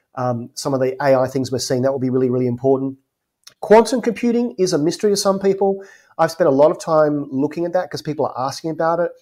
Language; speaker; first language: English; native; English